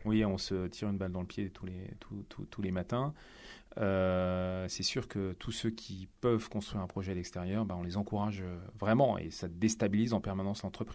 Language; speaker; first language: French; native; French